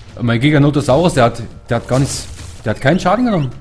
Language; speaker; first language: German; native; German